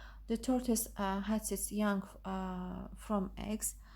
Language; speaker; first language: English; non-native, fluent; Azerbaijani